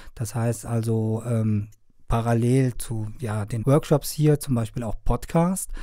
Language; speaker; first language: German; non-native, fluent; Persian